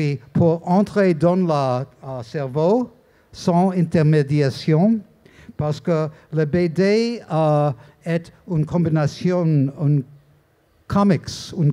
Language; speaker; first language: French; non-native, learner; English